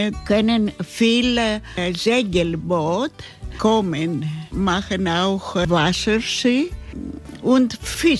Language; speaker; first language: German; non-native, learner; Greek